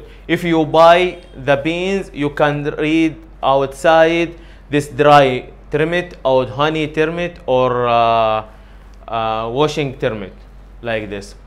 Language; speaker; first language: English; non-native, learner; Arabic